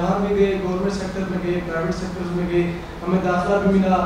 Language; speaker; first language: Urdu; non-native, local second language; Pashto